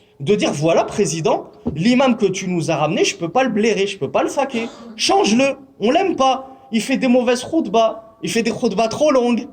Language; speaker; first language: French; native; French